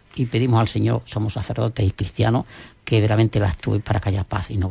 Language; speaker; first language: Spanish; native; Spanish